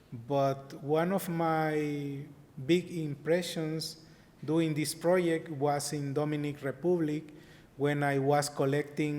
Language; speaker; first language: English; non-native, learner; Spanish